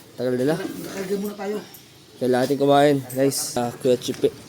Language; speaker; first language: Filipino; native; Filipino